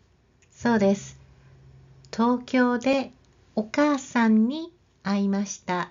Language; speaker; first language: Japanese; non-native, learner; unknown